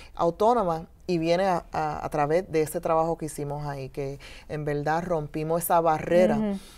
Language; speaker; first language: Spanish; early bilingual, heritage; Spanish